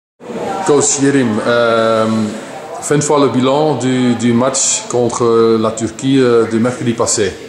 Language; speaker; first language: French; non-native, local second language; Dutch